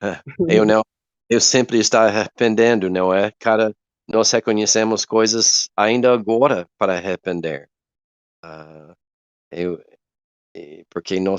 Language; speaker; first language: Portuguese; non-native, learner; English